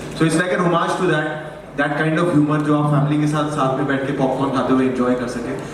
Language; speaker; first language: Hindi; native; Hindi